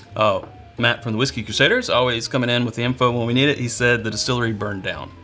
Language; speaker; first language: English; native; English